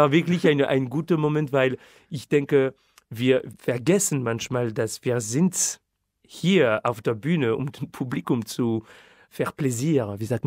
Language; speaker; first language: German; non-native, fluent; French